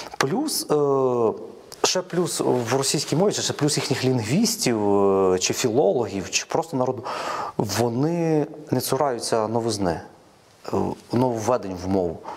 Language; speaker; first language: Ukrainian; non-native, local second language; Russian